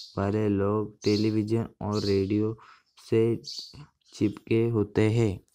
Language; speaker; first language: Hindi; non-native, local second language; Marathi